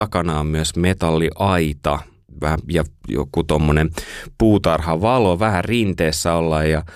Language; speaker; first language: Finnish; native; Finnish